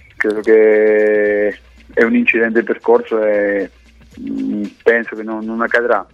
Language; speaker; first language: Italian; non-native, fluent; Spanish